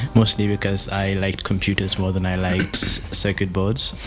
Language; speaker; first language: English; non-native, local second language; Hausa